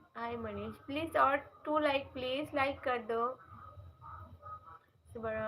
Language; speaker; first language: Hindi; non-native, local second language; Bangla